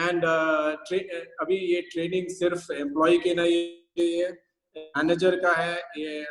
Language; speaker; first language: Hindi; non-native, local second language; Tamil